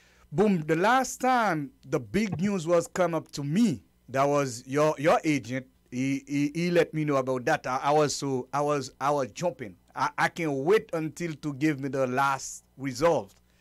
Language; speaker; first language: English; non-native, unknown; Haitian Creole